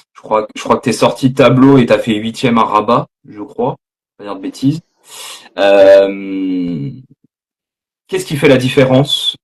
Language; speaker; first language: French; native; French